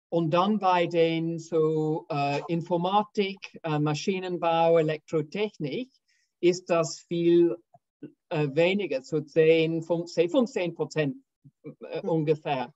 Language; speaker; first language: German; non-native, fluent; English